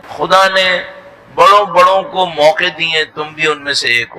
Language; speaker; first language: Urdu; native; Urdu